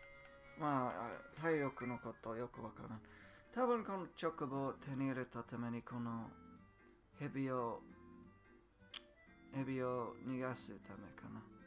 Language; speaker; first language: Japanese; non-native, learner; English